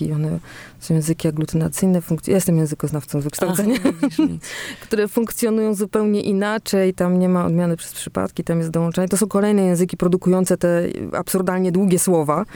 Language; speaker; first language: Polish; native; Polish